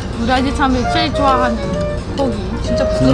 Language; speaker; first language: Korean; non-native, learner; Portuguese